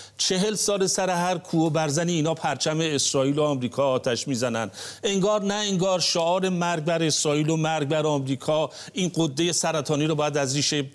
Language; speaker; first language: Persian; native; Persian